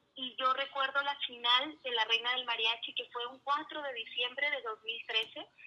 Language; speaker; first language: Spanish; native; Spanish